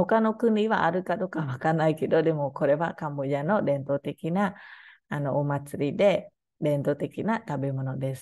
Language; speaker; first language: Japanese; non-native, learner; Khmer